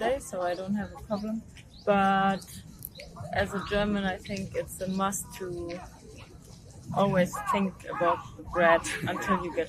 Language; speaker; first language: English; non-native, fluent; German